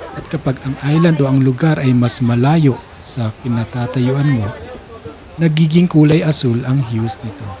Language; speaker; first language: Filipino; native; Filipino